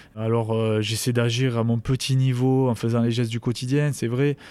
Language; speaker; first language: French; native; French